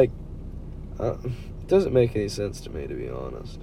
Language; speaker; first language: English; native; English